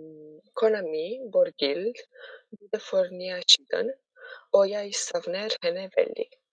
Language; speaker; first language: Norwegian; non-native, learner; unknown